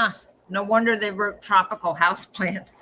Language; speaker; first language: English; native; English